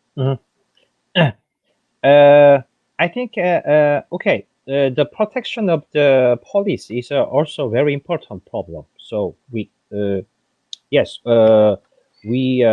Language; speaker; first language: English; non-native, fluent; French